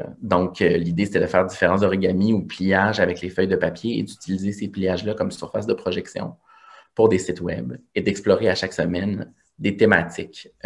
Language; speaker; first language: French; native; French